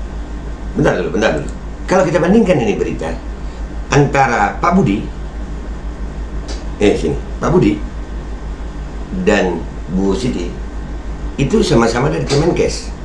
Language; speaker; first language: Indonesian; native; Indonesian